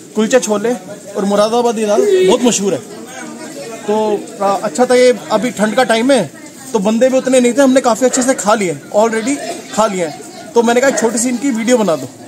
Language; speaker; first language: Hindi; native; Hindi